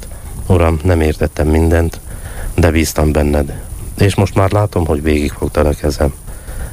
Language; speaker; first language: Hungarian; native; Hungarian